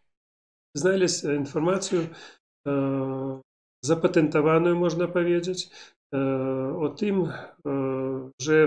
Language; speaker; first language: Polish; non-native, learner; Belarusian